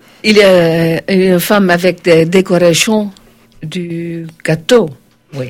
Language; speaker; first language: French; non-native, learner; Dutch